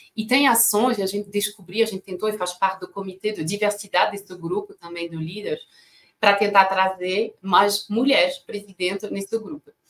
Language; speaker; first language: Portuguese; non-native, fluent; French